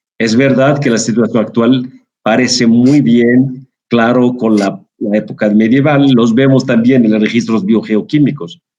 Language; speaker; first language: Spanish; non-native, fluent; Arabic